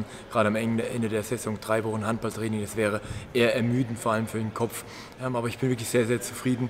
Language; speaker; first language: German; native; German